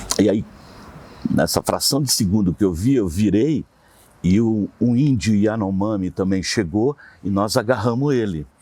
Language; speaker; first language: Portuguese; native; Portuguese